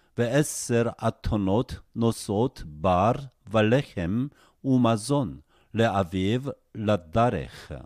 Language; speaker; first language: Hebrew; non-native, fluent; Korean